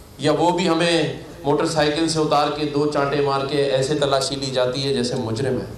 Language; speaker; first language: Urdu; native; Urdu